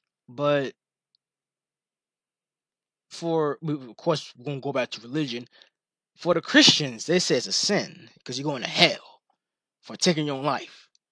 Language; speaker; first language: English; native; English